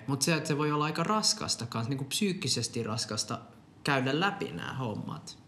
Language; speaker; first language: Finnish; non-native, local second language; Swedish